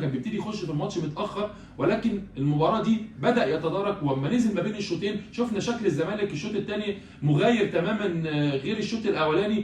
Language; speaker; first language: Arabic; native; Arabic